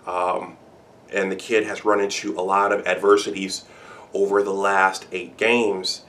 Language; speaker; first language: English; native; English